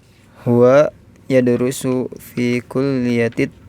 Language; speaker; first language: Arabic; non-native, learner; Indonesian